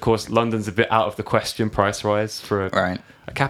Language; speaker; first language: English; native; English